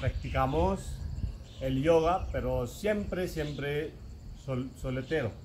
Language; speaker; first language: Spanish; non-native, learner; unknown